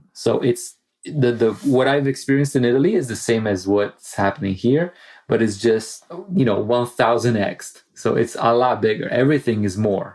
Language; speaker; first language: English; non-native, fluent; Italian